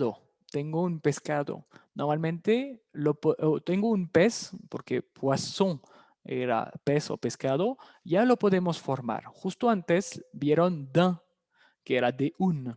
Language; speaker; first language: Spanish; non-native, fluent; French